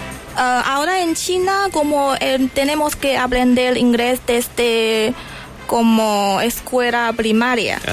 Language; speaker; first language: Spanish; non-native, learner; Chinese